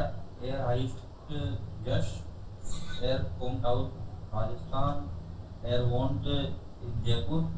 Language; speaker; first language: German; non-native, learner; Hindi